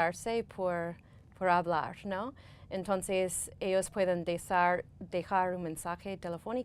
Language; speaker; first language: Spanish; non-native, fluent; English